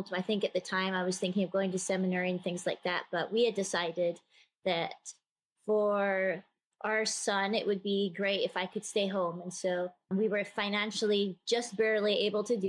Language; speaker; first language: English; native; English